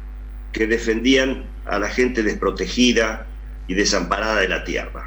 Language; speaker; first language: Spanish; native; Spanish